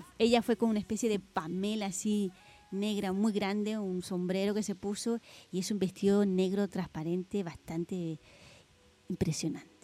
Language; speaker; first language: Spanish; native; Spanish